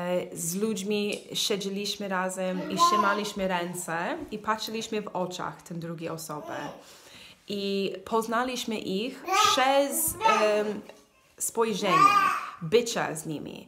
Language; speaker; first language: Polish; non-native, learner; English